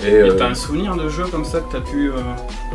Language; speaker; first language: French; native; French